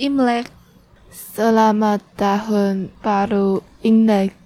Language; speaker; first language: Indonesian; non-native, learner; Chinese